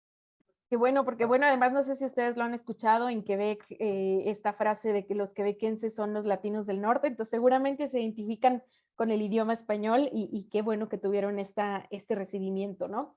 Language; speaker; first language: Spanish; native; Spanish